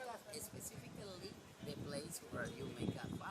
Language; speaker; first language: English; non-native, learner; Spanish